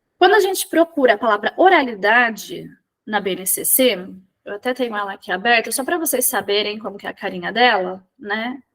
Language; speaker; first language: Portuguese; native; Portuguese